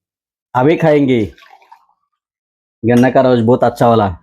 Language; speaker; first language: Hindi; non-native, learner; Bangla